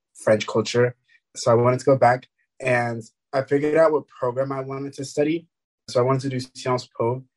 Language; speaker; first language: English; early bilingual, other home language; French